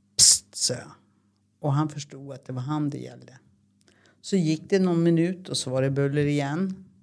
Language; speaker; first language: Swedish; native; Swedish